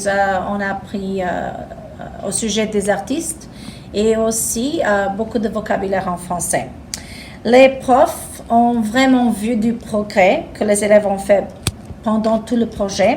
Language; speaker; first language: French; non-native, fluent; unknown